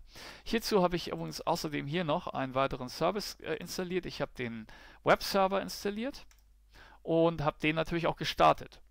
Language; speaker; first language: German; native; German